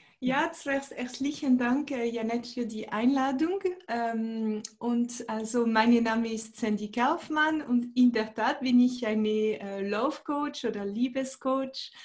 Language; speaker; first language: German; non-native, fluent; French